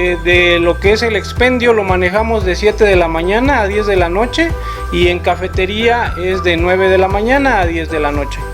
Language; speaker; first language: Spanish; native; Spanish